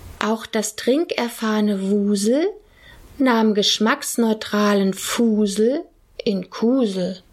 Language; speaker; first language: German; native; German